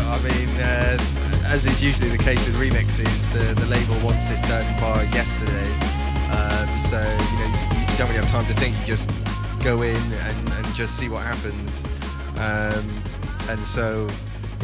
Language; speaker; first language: English; native; English